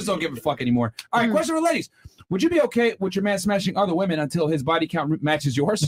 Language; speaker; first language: English; native; English